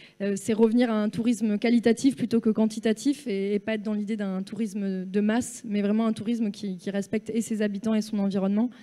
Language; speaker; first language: French; native; French